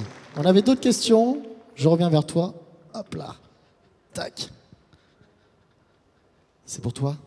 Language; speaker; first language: French; native; French